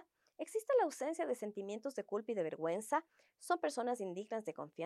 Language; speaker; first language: Spanish; native; Spanish